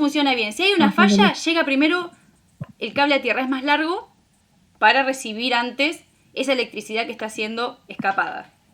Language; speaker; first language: Spanish; native; Spanish